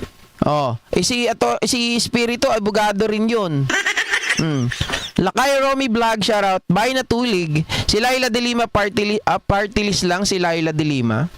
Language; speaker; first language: Filipino; native; Filipino